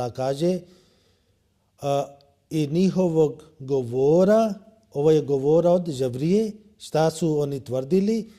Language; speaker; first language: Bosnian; non-native, learner; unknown